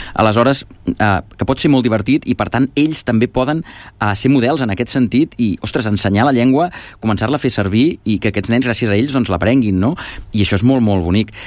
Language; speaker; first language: Catalan; native; Catalan